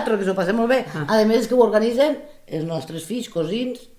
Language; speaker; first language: Catalan; native; Catalan